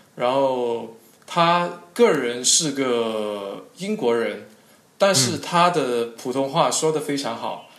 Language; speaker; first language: Chinese; non-native, local second language; Cantonese